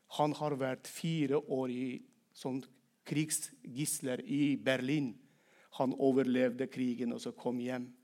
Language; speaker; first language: Norwegian; non-native, fluent; Turkmen